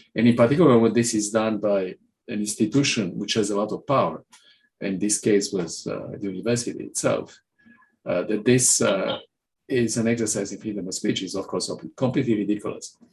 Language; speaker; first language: English; non-native, fluent; Romanian